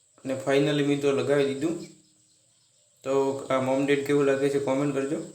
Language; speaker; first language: Gujarati; native; Gujarati